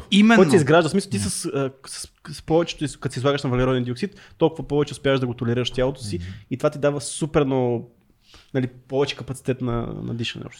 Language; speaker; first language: Bulgarian; native; Bulgarian